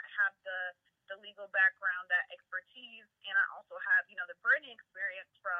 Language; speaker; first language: English; native; English